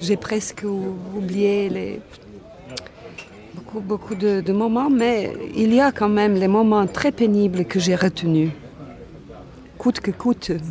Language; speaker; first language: French; non-native, fluent; Bosnian